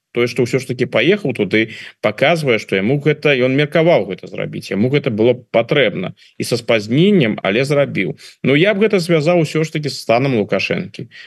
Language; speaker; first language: Belarusian; non-native, local second language; Russian